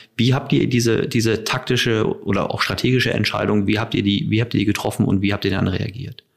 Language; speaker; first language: German; native; German